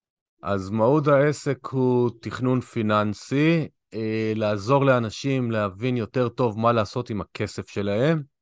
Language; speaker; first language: Hebrew; native; Hebrew